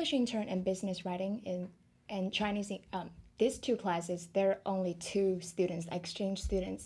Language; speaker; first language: English; non-native, fluent; Chinese